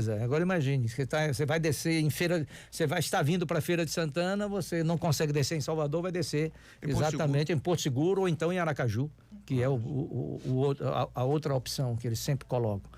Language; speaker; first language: Portuguese; native; Portuguese